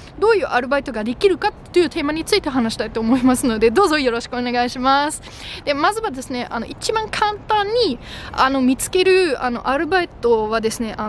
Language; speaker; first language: Japanese; non-native, fluent; German